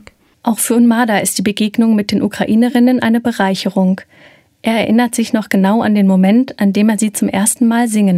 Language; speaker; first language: German; native; German